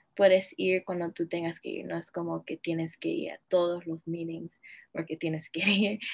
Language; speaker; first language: Spanish; early bilingual, heritage; Spanish